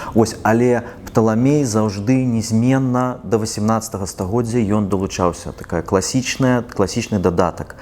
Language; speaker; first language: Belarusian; non-native, local second language; Russian